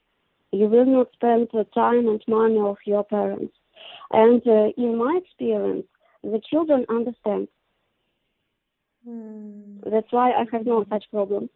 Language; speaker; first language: English; non-native, learner; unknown